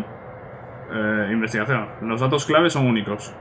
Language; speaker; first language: Spanish; native; Spanish